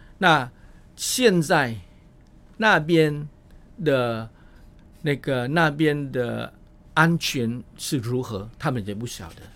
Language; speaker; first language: Chinese; non-native, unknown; Vietnamese